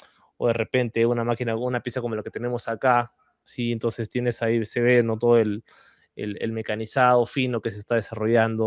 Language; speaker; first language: Spanish; native; Spanish